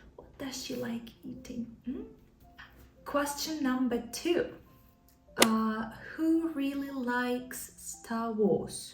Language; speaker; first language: English; non-native, fluent; Ukrainian